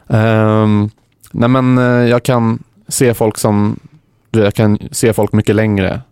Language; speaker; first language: Swedish; native; Swedish